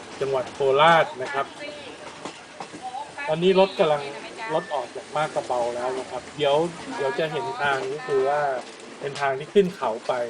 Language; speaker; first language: Thai; native; Thai